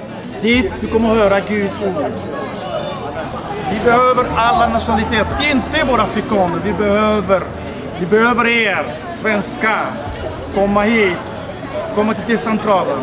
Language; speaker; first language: Swedish; non-native, fluent; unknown